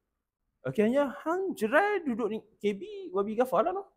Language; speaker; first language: Malay; native; Malay